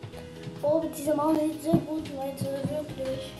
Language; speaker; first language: German; non-native, learner; Portuguese